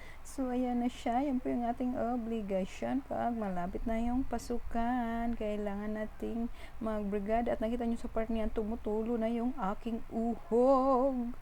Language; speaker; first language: Filipino; non-native, local second language; Waray